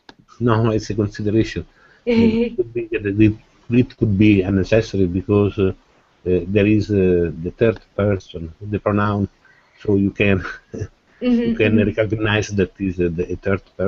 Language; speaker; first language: English; non-native, learner; Italian